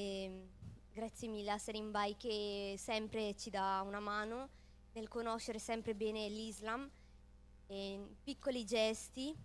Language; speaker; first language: Italian; early bilingual, other home language; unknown